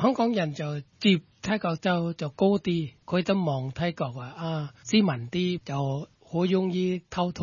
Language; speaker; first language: Cantonese; non-native, fluent; Thai